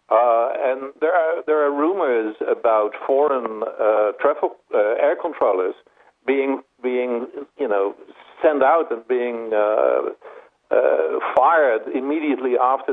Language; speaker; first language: English; non-native, fluent; Dutch